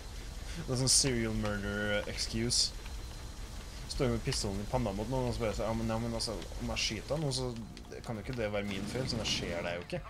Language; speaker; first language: Norwegian; native; Norwegian